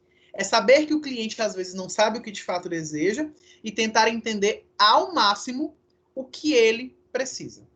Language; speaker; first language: Portuguese; native; Portuguese